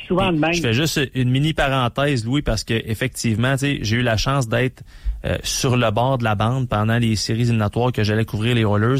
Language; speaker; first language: French; native; French